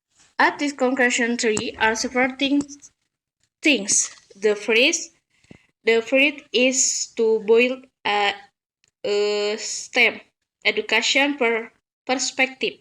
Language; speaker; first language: English; non-native, learner; Indonesian